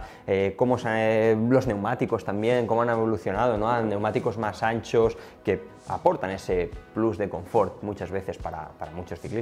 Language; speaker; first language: Spanish; native; Spanish